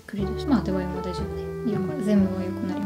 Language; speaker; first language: Japanese; non-native, learner; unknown